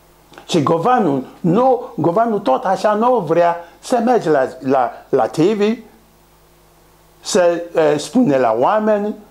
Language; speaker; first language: Romanian; non-native, learner; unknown